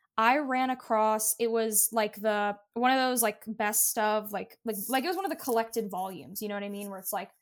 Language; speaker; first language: English; native; English